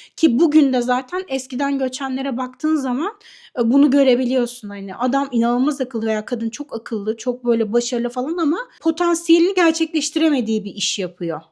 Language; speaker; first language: Turkish; native; Turkish